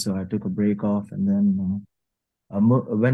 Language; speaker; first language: English; non-native, local second language; Telugu